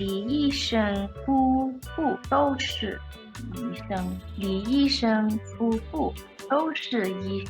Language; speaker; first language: Chinese; non-native, learner; English